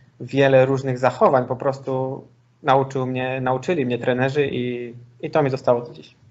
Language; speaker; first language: Polish; native; Polish